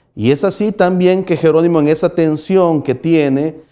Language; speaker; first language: Spanish; native; Spanish